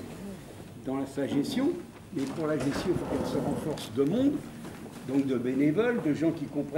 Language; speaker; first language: French; native; French